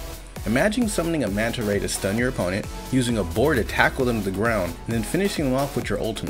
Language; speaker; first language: English; native; English